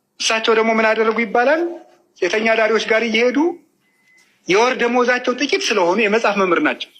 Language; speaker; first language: Amharic; native; Amharic